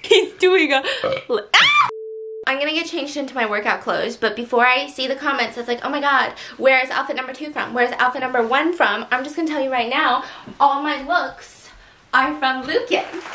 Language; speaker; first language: English; early bilingual, other home language; Korean